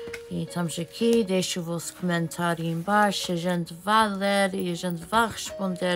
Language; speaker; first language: Portuguese; early bilingual, heritage; Portuguese